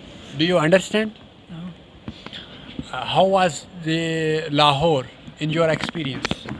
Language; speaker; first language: English; non-native, learner; Urdu